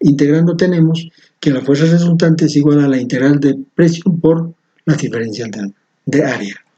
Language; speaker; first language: Spanish; native; Spanish